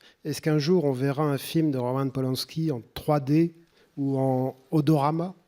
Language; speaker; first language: French; native; French